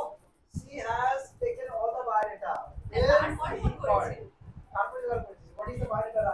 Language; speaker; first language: English; non-native, local second language; Bangla